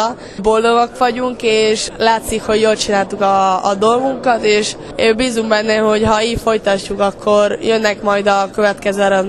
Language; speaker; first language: Hungarian; early bilingual, heritage; Hungarian